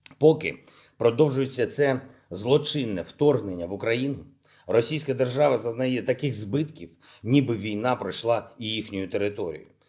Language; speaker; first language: Ukrainian; non-native, local second language; Russian